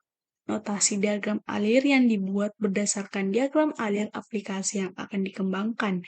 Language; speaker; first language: Indonesian; native; Indonesian